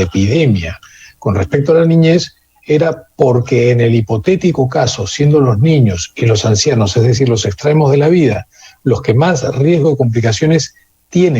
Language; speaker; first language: Spanish; native; Spanish